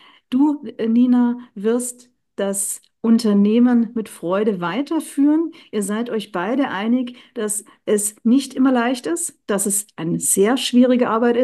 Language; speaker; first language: German; native; German